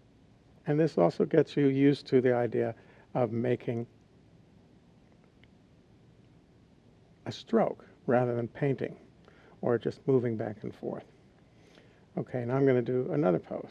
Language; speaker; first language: English; native; English